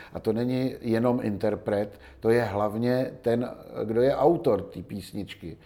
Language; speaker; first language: Czech; native; Czech